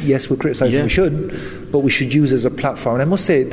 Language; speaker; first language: English; native; English